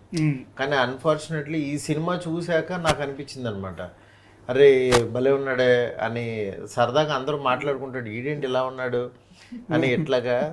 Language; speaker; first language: Telugu; native; Telugu